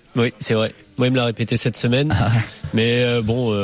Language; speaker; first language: French; native; French